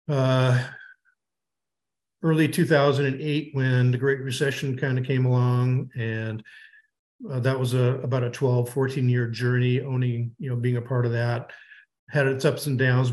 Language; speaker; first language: English; native; English